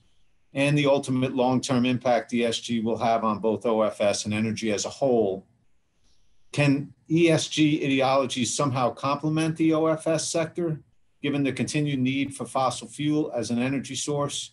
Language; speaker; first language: English; native; English